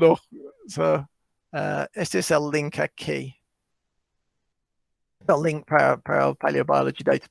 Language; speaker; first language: Spanish; non-native, fluent; English